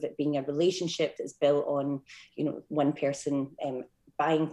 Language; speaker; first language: English; native; English